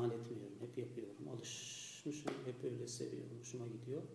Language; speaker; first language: Turkish; non-native, fluent; Azerbaijani